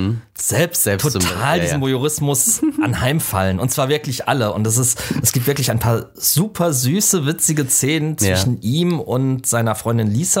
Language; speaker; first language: German; native; German